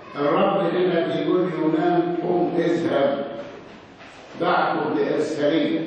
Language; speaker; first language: Arabic; native; Arabic